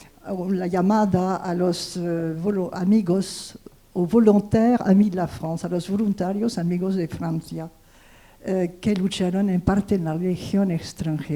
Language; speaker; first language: Spanish; non-native, fluent; French